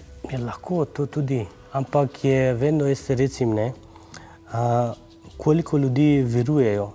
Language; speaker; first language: Slovenian; non-native, learner; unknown